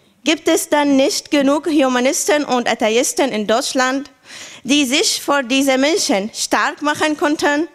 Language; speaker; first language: German; non-native, learner; Arabic